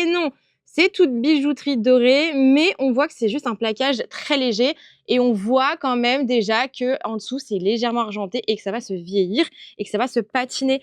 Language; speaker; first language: French; native; French